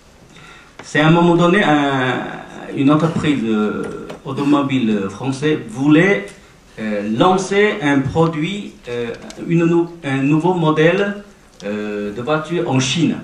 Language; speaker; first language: French; non-native, fluent; Chinese